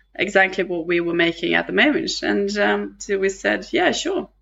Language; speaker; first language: English; non-native, fluent; Norwegian